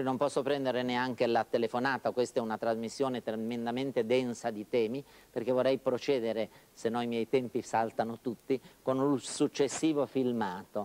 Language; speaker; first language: Italian; native; Italian